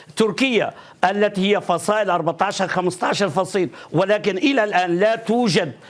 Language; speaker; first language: Arabic; non-native, fluent; Turkish